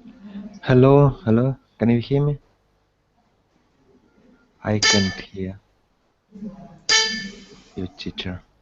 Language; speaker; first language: English; non-native, learner; Russian